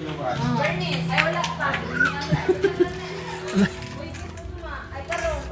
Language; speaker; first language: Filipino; non-native, local second language; Cebuano